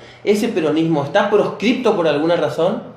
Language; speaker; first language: Spanish; native; Spanish